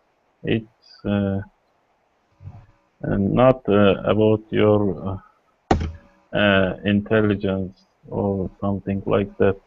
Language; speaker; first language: English; non-native, learner; Kurdish